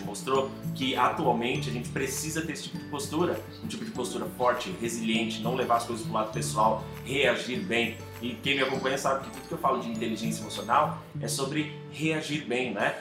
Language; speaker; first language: Portuguese; native; Portuguese